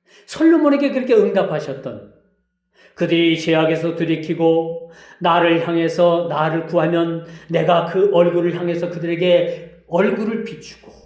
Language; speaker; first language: Korean; native; Korean